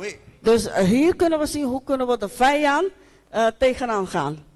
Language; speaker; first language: Dutch; non-native, local second language; Papiamento